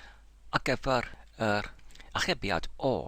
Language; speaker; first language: Welsh; non-native, learner; English